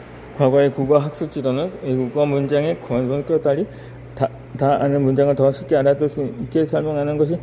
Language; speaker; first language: Korean; native; Korean